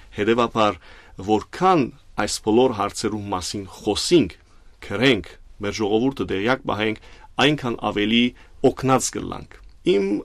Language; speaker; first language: Armenian; early bilingual, heritage; Armenian